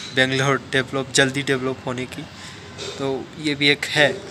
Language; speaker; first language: Hindi; non-native, local second language; Assamese